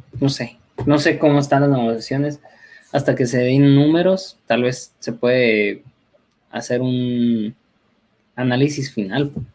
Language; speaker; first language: Spanish; native; Spanish